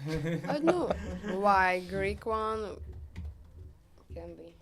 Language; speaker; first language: English; non-native, learner; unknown